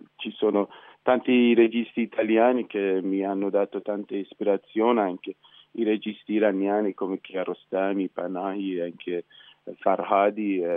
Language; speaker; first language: Italian; non-native, fluent; Persian